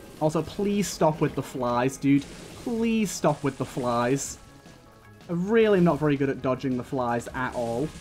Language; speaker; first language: English; native; English